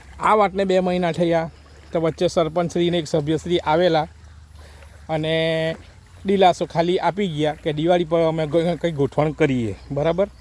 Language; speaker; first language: Gujarati; native; Gujarati